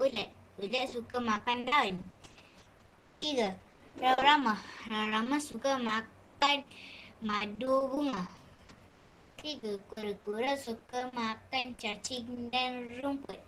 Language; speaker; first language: Malay; native; Malay